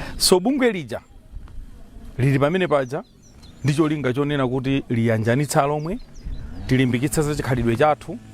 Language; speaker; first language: Nyanja; non-native, local second language; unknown